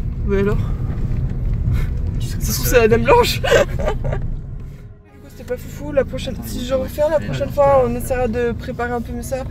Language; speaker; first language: French; native; French